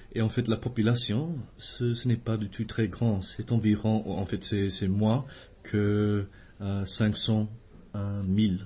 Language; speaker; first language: French; non-native, fluent; English